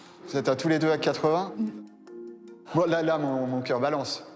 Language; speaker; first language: French; native; French